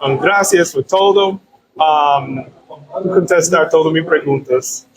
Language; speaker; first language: Spanish; non-native, learner; English